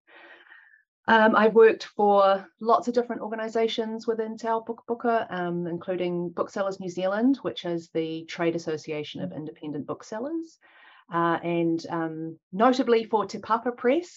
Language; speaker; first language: English; native; English